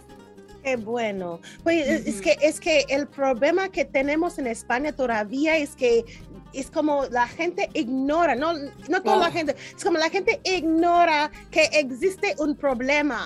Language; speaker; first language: Spanish; non-native, learner; English